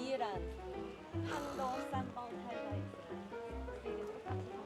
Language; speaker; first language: Korean; non-native, learner; Chinese